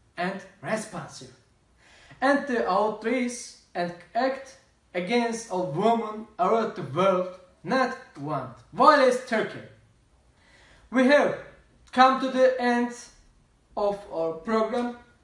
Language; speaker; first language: English; non-native, learner; Turkish